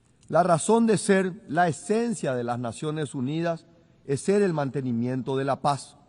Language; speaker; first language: Spanish; native; Spanish